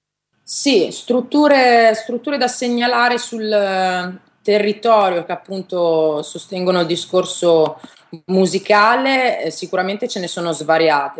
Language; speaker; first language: Italian; native; Italian